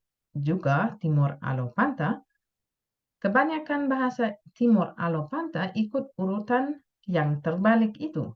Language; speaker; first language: Indonesian; non-native, fluent; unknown